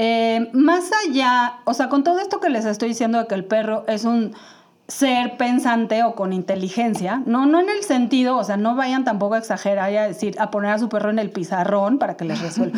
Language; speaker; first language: Spanish; native; Spanish